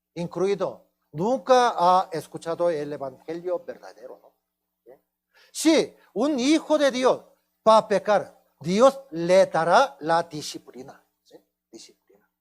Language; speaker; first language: Spanish; non-native, fluent; Korean